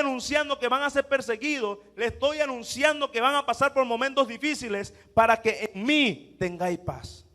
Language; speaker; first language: Spanish; native; Spanish